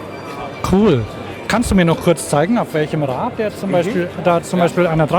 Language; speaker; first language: German; native; German